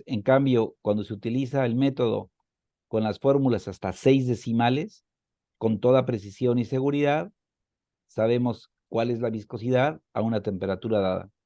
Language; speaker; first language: Spanish; native; Spanish